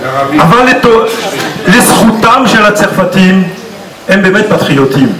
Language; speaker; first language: Hebrew; non-native, fluent; French